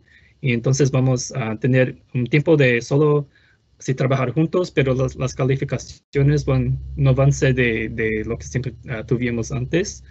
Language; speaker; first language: Spanish; non-native, fluent; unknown